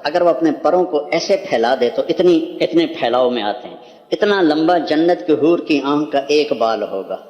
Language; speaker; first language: Urdu; non-native, local second language; Punjabi